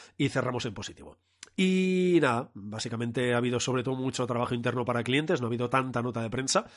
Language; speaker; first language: Spanish; non-native, local second language; Catalan